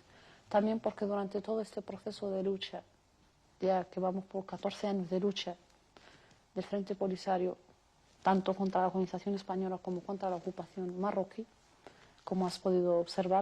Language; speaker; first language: Spanish; non-native, local second language; Arabic